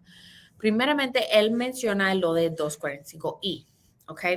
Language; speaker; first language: Spanish; early bilingual, heritage; Spanish